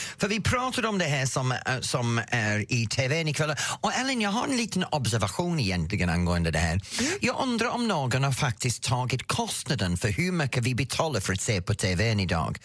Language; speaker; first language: Swedish; non-native, fluent; English